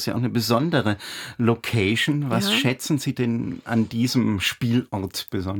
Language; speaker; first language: German; native; German